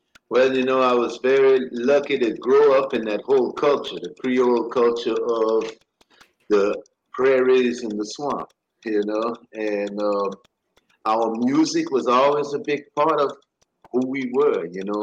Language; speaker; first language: English; native; English